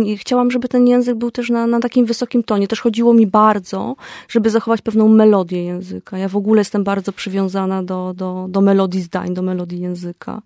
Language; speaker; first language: Polish; native; Polish